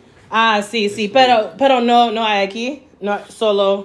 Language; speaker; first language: Spanish; non-native, learner; English